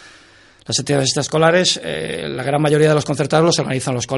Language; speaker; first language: Spanish; native; Spanish